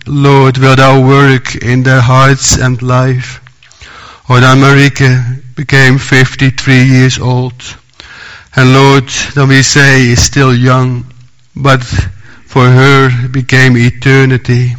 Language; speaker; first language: English; non-native, fluent; Dutch